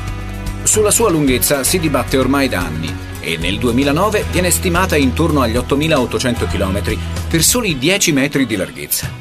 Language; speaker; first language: Italian; native; Italian